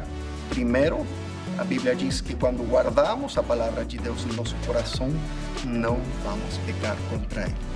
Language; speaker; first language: Portuguese; non-native, fluent; English